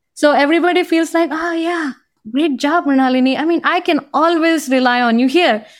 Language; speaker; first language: English; non-native, local second language; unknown